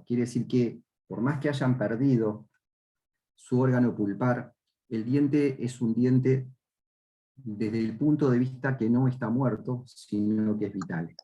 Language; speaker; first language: Spanish; native; Spanish